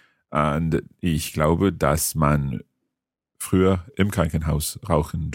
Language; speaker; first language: German; non-native, learner; English